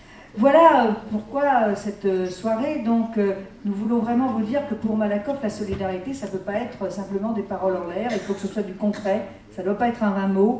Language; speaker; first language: French; native; French